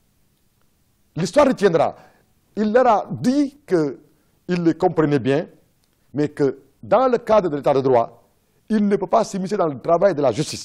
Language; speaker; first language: French; non-native, local second language; Wolof